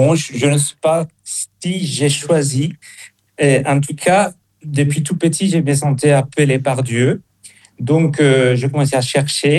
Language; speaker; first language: French; non-native, fluent; Spanish